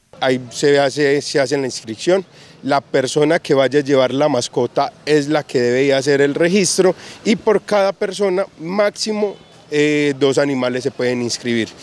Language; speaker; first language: Spanish; native; Spanish